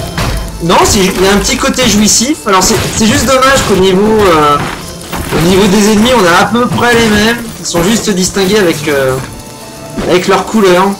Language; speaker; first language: French; native; French